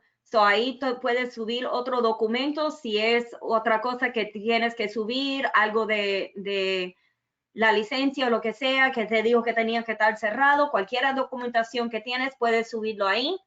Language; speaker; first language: Spanish; early bilingual, other home language; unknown